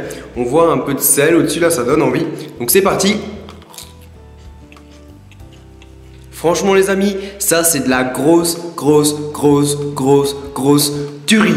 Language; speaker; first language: French; native; French